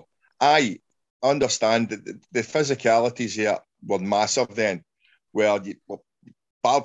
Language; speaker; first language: English; native; English